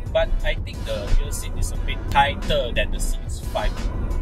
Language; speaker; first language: English; non-native, local second language; Chinese